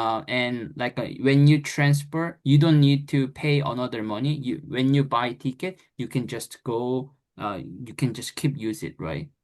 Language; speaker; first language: English; non-native, fluent; Korean